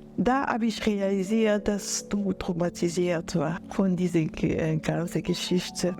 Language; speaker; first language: German; non-native, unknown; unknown